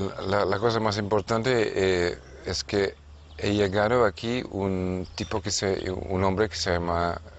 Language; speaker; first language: Spanish; non-native, fluent; English